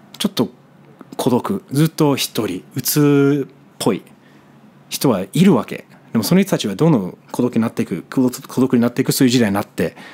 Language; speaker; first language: Japanese; non-native, fluent; English